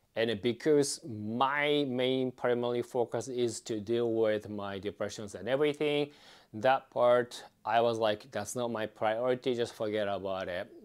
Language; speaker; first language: English; non-native, fluent; Japanese